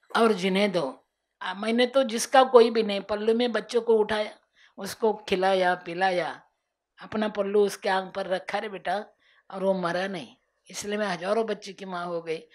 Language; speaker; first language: Hindi; non-native, local second language; Marathi